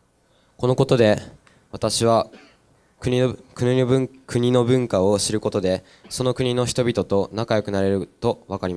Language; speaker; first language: Japanese; non-native, learner; English